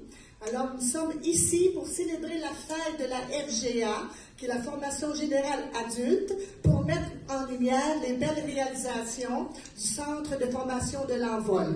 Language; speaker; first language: French; native; French